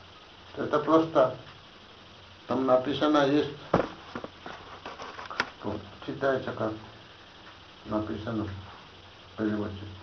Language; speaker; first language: Russian; non-native, learner; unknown